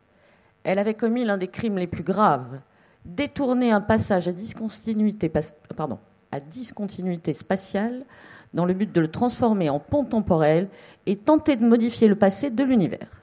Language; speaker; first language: French; native; French